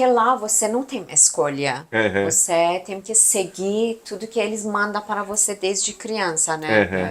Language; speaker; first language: Portuguese; non-native, fluent; Persian